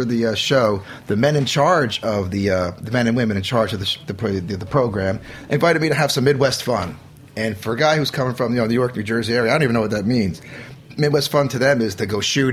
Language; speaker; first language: English; native; English